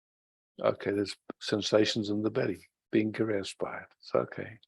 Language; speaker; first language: English; native; English